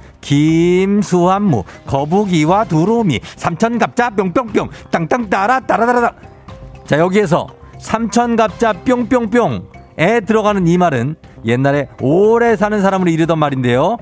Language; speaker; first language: Korean; native; Korean